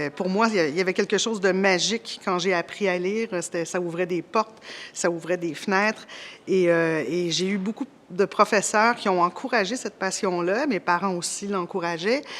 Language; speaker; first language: French; native; French